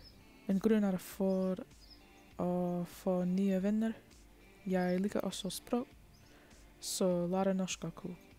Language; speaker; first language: Norwegian; non-native, learner; English